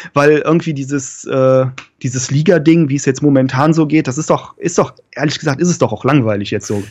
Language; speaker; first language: German; native; German